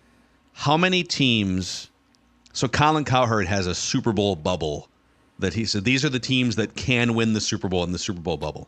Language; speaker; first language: English; native; English